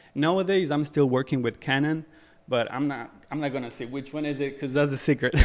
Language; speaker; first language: English; early bilingual, other home language; Spanish